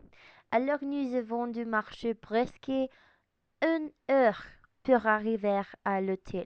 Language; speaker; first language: French; non-native, learner; Spanish